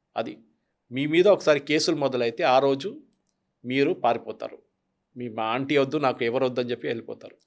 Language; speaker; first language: Telugu; non-native, fluent; Malayalam